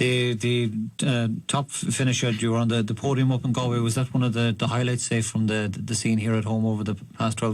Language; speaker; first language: English; native; English